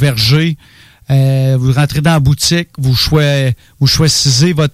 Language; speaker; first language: French; native; French